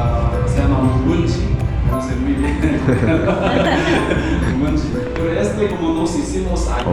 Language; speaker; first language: Spanish; non-native, learner; Korean